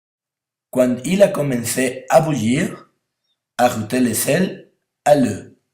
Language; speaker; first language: French; non-native, learner; Spanish